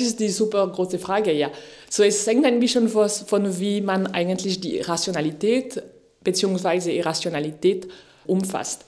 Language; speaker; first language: German; non-native, fluent; French